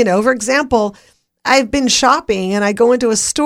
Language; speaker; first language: English; native; English